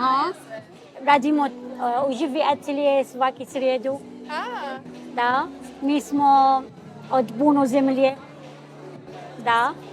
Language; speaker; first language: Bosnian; non-native, learner; Arabic